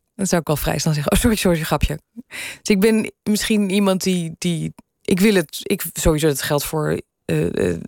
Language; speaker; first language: Dutch; native; Dutch